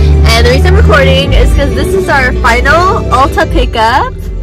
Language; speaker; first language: English; early bilingual, other home language; Spanish